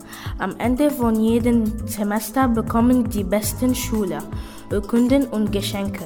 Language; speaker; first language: German; non-native, learner; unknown